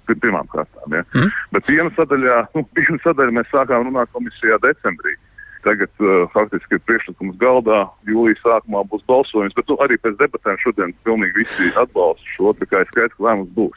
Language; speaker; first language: Latvian; native; Latvian